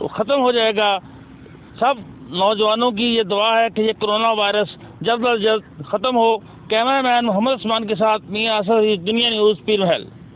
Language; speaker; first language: Urdu; non-native, local second language; Punjabi